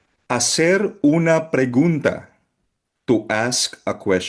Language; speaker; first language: Spanish; non-native, fluent; Filipino